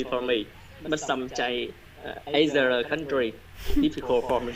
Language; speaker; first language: English; non-native, learner; Vietnamese